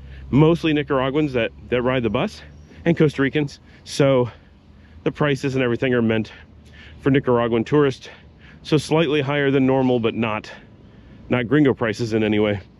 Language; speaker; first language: English; native; English